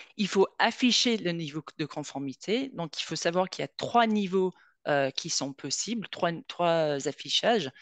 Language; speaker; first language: French; native; French